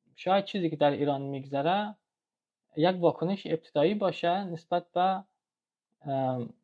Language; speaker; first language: Persian; native; Persian